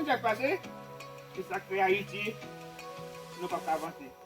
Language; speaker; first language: Portuguese; non-native, learner; Haitian Creole